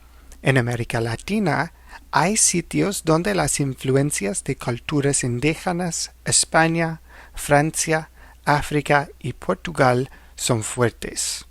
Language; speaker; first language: Spanish; non-native, fluent; English